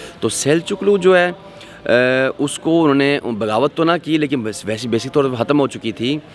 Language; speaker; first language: Urdu; non-native, local second language; Punjabi